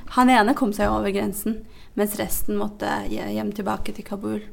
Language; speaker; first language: Norwegian; non-native, fluent; Hazaragi